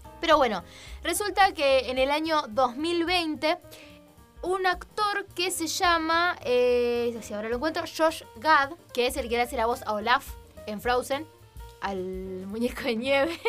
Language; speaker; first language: Spanish; native; Spanish